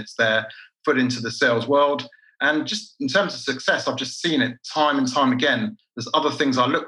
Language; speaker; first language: English; native; English